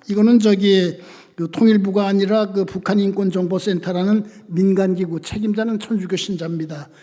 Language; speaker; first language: Korean; native; Korean